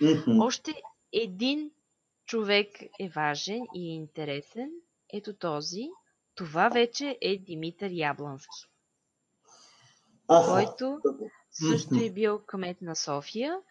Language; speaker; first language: Bulgarian; native; Bulgarian